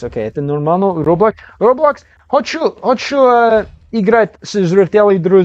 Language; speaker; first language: Russian; non-native, learner; English